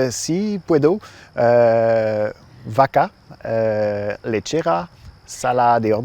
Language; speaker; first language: Spanish; non-native, learner; French